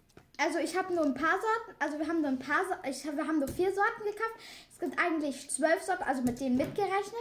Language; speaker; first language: German; native; German